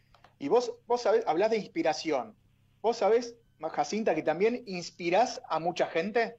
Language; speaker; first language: Spanish; native; Spanish